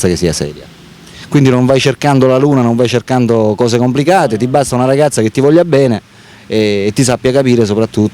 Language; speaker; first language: Italian; native; Italian